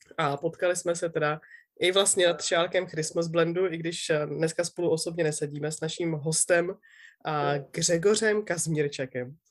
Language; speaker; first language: Czech; native; Czech